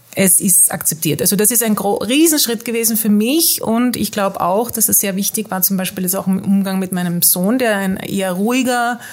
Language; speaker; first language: German; early bilingual, heritage; Dutch